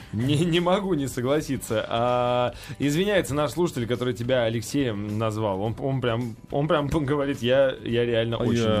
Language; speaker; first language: Russian; native; Russian